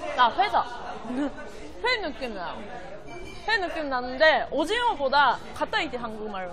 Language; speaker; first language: Korean; non-native, fluent; Japanese